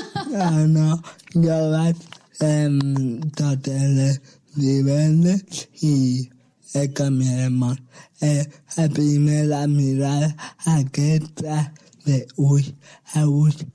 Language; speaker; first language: Catalan; non-native, local second language; Spanish